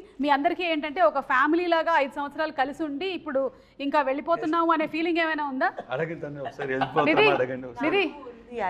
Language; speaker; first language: Telugu; native; Telugu